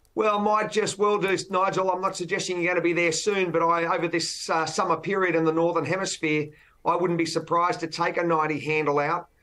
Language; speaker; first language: English; native; English